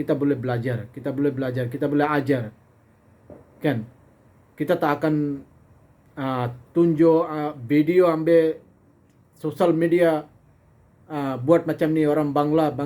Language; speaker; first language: Indonesian; non-native, fluent; Bangla